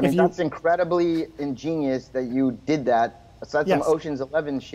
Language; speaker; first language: English; native; English